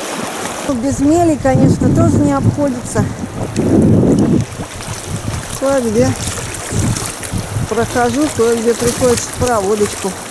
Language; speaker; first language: Russian; native; Russian